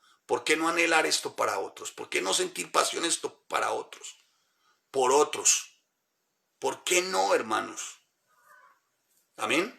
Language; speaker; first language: Spanish; native; Spanish